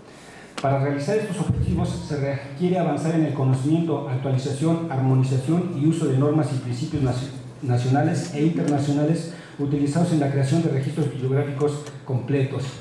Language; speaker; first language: Spanish; native; Spanish